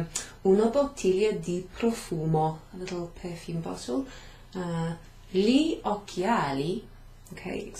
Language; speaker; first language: Italian; non-native, fluent; English